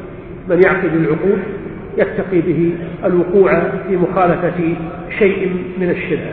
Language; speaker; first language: Arabic; native; Arabic